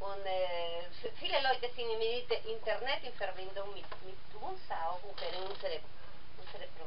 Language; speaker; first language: German; non-native, learner; Spanish